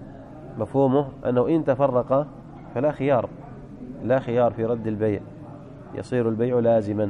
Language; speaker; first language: Arabic; native; Arabic